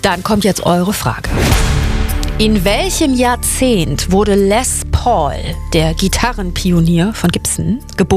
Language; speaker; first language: German; native; German